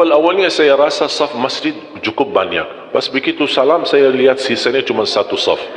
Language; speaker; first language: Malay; non-native, fluent; Arabic